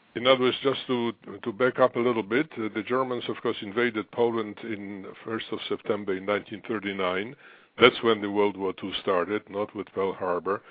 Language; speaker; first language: English; non-native, fluent; Russian